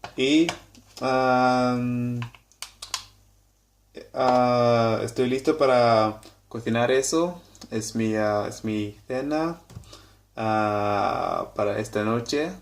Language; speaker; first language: Spanish; non-native, learner; English